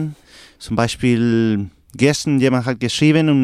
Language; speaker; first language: German; non-native, learner; Spanish